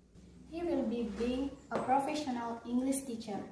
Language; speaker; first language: English; non-native, learner; Indonesian